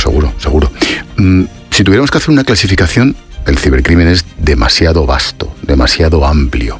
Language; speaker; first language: Spanish; native; Spanish